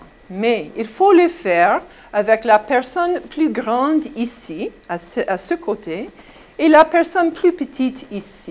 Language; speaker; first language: French; non-native, fluent; English